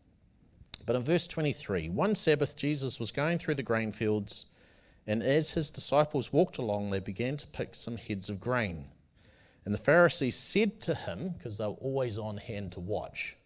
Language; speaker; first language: English; native; English